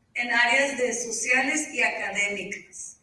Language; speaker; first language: Spanish; early bilingual, heritage; Spanish